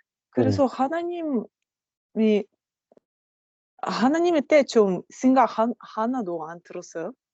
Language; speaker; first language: Korean; non-native, learner; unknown